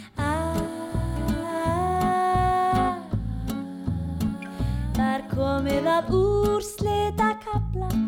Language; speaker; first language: Icelandic; native; Icelandic